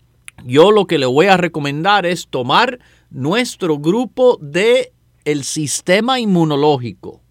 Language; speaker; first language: Spanish; native; Spanish